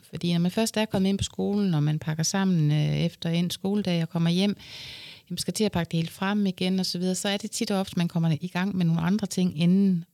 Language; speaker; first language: Danish; native; Danish